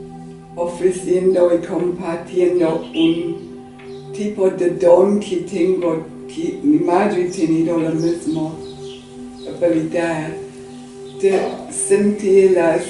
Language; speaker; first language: Spanish; non-native, learner; English